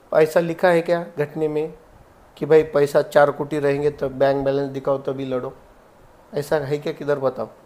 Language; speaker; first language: Hindi; non-native, local second language; Marathi